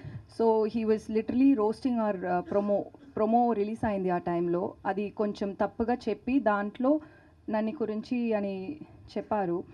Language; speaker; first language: Telugu; non-native, learner; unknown